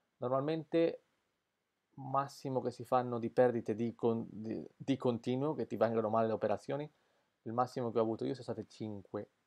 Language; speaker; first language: Italian; non-native, fluent; Spanish